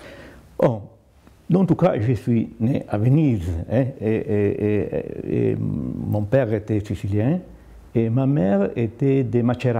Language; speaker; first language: French; non-native, fluent; Italian